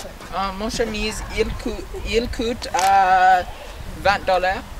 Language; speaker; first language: French; non-native, learner; English